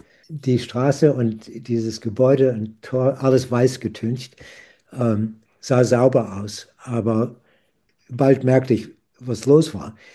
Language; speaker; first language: German; non-native, fluent; English